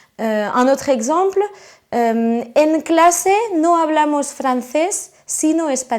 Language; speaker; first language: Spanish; non-native, fluent; French